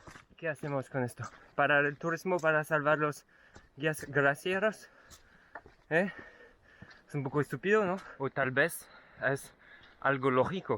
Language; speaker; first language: Spanish; non-native, learner; French